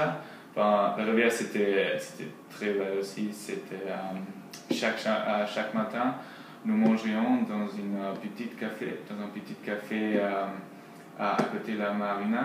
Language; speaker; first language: French; non-native, learner; English